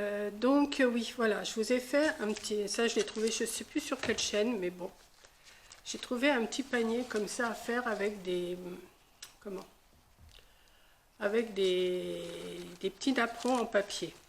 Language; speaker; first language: French; native; French